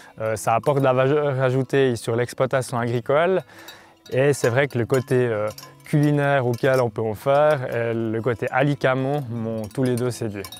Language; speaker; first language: French; native; French